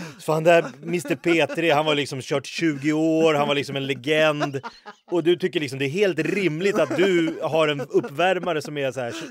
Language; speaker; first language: Swedish; native; Swedish